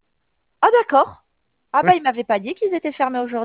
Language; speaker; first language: French; native; French